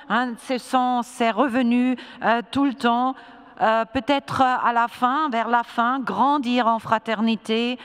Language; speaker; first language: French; non-native, fluent; German